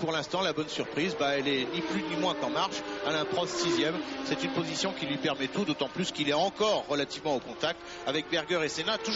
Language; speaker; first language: French; native; French